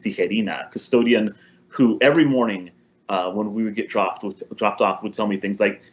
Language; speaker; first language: English; early bilingual, other home language; Spanish